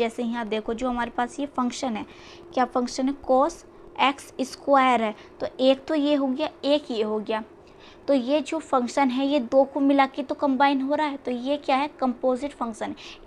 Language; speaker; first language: Hindi; native; Hindi